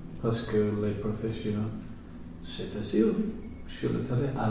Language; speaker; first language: French; non-native, learner; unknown